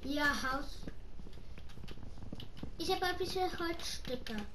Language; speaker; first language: German; non-native, learner; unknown